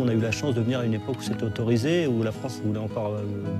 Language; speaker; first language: French; early bilingual, other home language; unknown